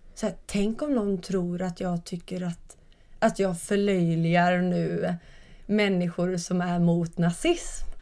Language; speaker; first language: Swedish; native; Swedish